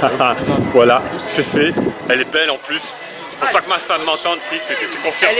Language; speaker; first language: French; native; French